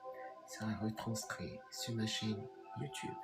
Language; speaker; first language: French; native; French